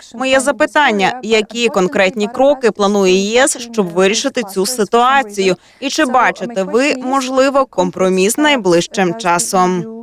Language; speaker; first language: Ukrainian; native; Ukrainian